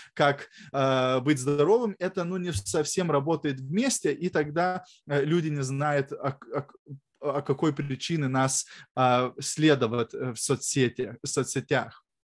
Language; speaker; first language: Russian; non-native, fluent; Lithuanian